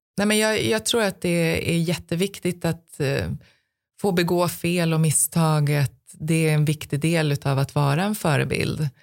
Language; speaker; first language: Swedish; native; Swedish